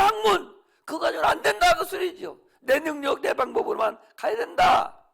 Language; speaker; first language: Korean; native; Korean